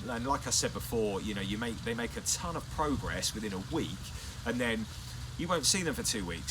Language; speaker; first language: English; native; English